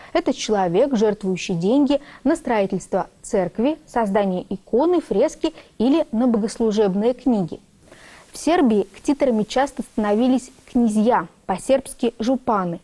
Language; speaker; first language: Russian; native; Russian